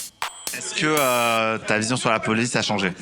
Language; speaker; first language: French; native; French